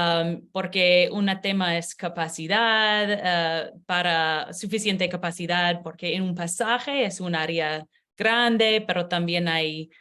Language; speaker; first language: Spanish; non-native, learner; English